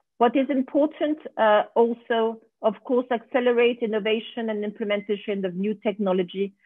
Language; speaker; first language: English; non-native, fluent; French